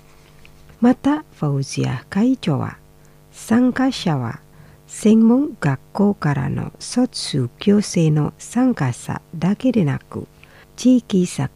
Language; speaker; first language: Japanese; non-native, fluent; Indonesian